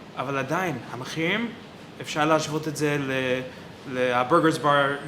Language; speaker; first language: Hebrew; non-native, fluent; English